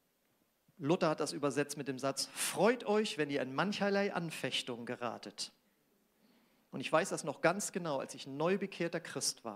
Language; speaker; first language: German; native; German